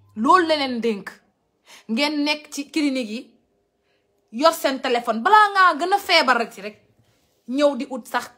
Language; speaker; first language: French; non-native, local second language; Wolof